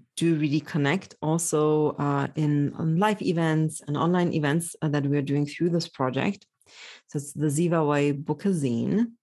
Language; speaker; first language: English; early bilingual, other home language; Polish